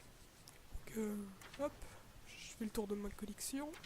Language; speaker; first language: French; native; French